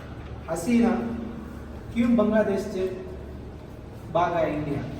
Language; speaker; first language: Hindi; non-native, local second language; Telugu